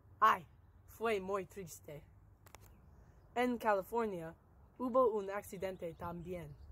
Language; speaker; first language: Spanish; non-native, learner; English